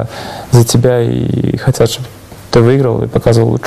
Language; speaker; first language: Polish; non-native, learner; Russian